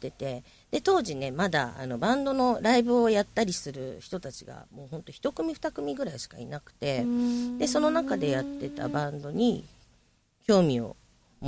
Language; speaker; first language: Japanese; native; Japanese